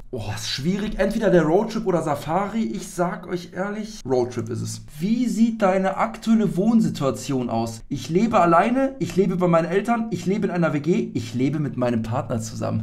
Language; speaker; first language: German; native; German